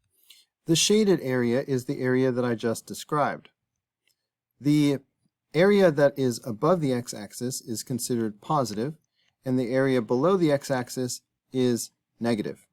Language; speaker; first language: English; native; English